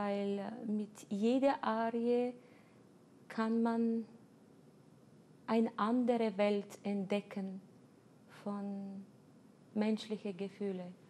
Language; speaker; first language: German; non-native, fluent; Bulgarian